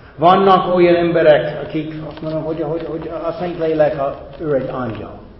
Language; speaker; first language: Hungarian; non-native, fluent; English